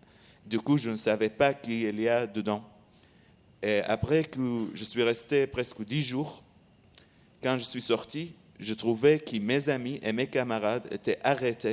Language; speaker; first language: French; non-native, learner; Arabic